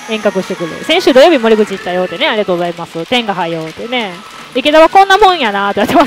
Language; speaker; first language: Japanese; native; Japanese